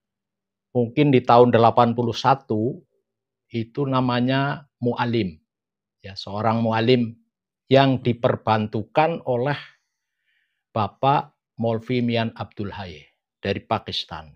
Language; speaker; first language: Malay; non-native, local second language; Javanese